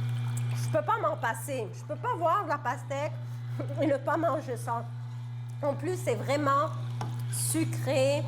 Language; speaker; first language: French; non-native, local second language; Arabic